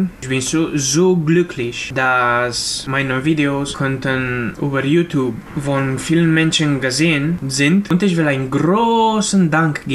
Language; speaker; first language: German; non-native, learner; Romanian